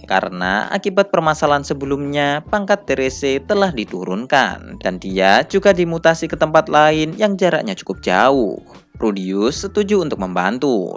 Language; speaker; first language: Indonesian; native; Indonesian